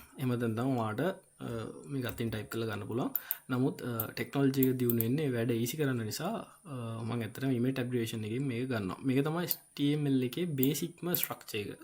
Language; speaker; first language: Sinhala; native; Sinhala